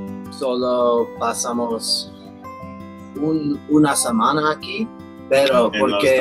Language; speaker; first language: Spanish; non-native, learner; English